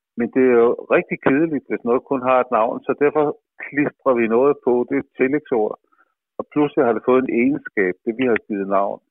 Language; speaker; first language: Danish; native; Danish